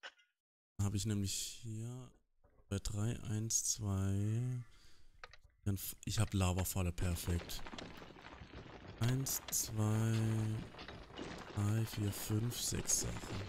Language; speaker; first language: German; native; German